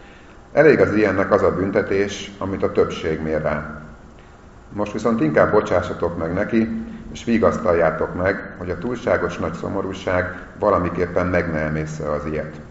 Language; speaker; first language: Hungarian; native; Hungarian